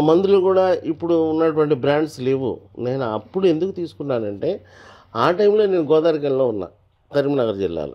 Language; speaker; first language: Telugu; native; Telugu